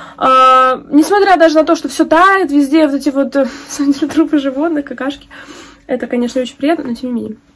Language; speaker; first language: Russian; native; Russian